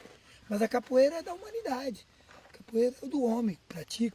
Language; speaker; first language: Portuguese; native; Portuguese